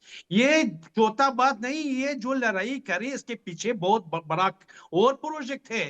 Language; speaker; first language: Hindi; non-native, fluent; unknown